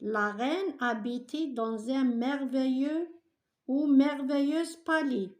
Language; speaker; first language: French; non-native, local second language; Arabic